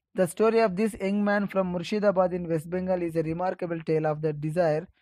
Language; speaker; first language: English; non-native, local second language; Kannada